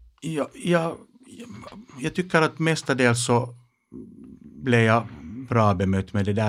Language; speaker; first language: Swedish; non-native, local second language; Finnish